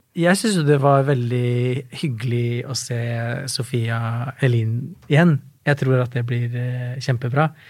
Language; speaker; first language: Norwegian; native; Norwegian